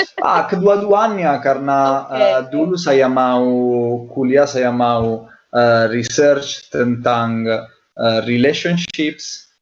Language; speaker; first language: Indonesian; non-native, learner; Italian